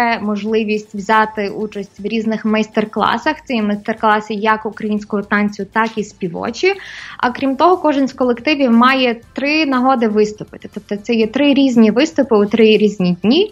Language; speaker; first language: Ukrainian; native; Ukrainian